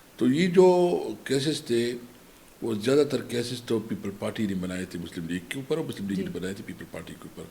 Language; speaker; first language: Urdu; non-native, local second language; Pashto